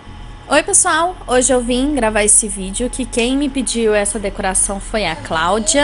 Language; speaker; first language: Portuguese; native; Portuguese